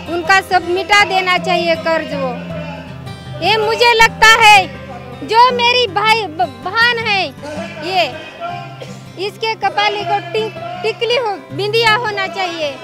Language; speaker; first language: Hindi; non-native, local second language; Marathi